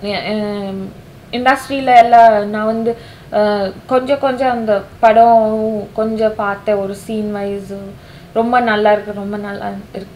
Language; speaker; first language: Tamil; non-native, fluent; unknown